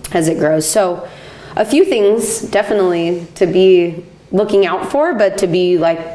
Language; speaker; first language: English; native; English